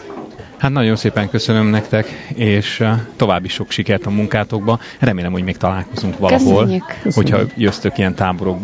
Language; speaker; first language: Hungarian; native; Hungarian